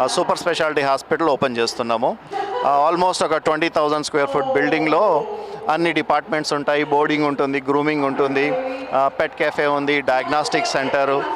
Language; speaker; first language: Telugu; native; Telugu